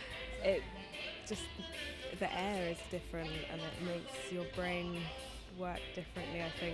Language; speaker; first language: English; native; English